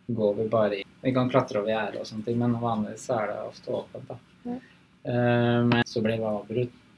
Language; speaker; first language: Norwegian; native; Norwegian